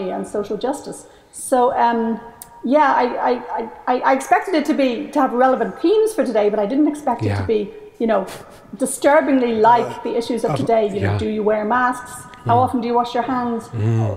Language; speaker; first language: English; native; English